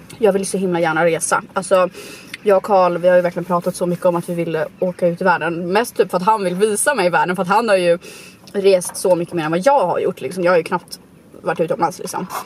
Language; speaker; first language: Swedish; native; Swedish